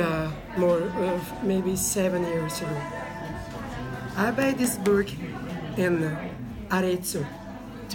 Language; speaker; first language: English; non-native, learner; Italian